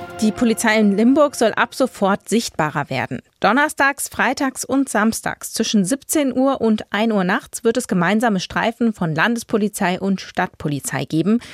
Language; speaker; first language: German; native; German